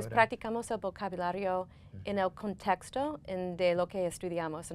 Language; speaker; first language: Spanish; non-native, fluent; English